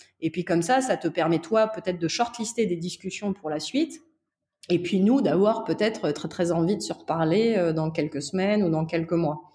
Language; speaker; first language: French; native; French